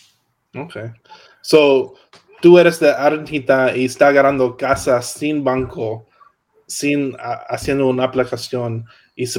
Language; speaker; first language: Spanish; non-native, learner; English